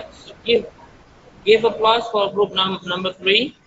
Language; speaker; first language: English; non-native, learner; Indonesian